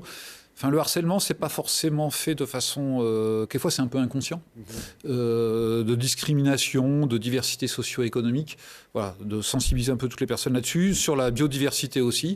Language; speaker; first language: French; native; French